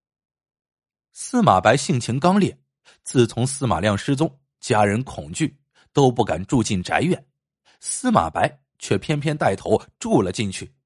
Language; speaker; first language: Chinese; native; Chinese